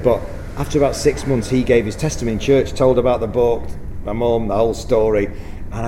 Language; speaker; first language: English; native; English